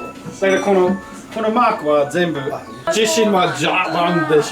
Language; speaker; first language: Japanese; non-native, learner; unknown